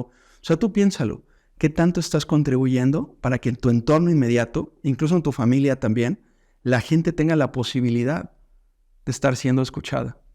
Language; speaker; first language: Spanish; native; Spanish